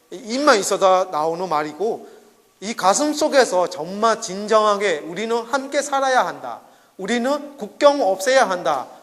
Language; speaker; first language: Korean; non-native, fluent; Burmese